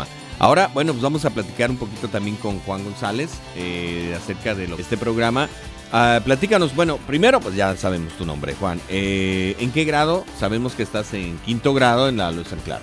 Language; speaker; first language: Spanish; native; Spanish